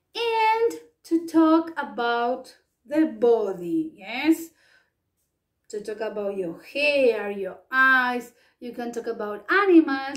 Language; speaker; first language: English; non-native, fluent; Spanish